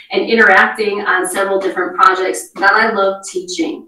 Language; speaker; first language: English; native; English